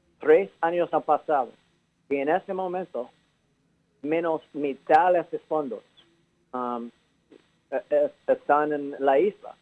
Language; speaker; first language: Spanish; early bilingual, heritage; English